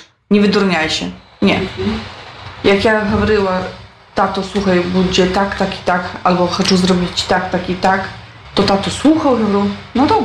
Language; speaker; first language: Polish; non-native, local second language; Ukrainian